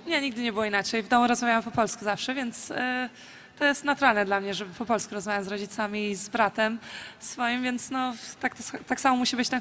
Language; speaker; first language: Polish; early bilingual, heritage; Polish